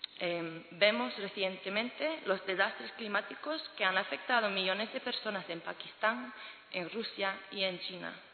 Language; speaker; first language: Spanish; non-native, learner; English